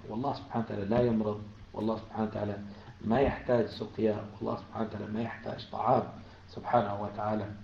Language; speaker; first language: Arabic; native; Arabic